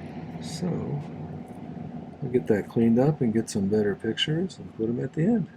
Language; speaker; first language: English; native; English